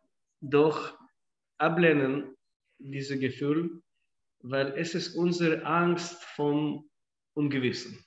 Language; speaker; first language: German; non-native, fluent; Russian